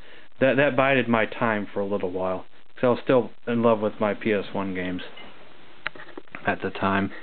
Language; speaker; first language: English; native; English